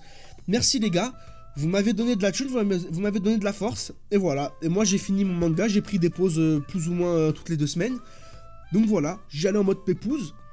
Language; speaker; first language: French; native; French